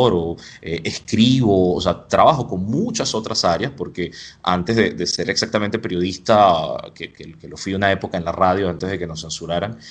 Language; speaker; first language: Spanish; native; Spanish